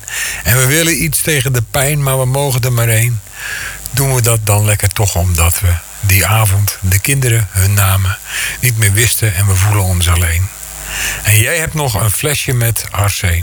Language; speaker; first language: Dutch; native; Dutch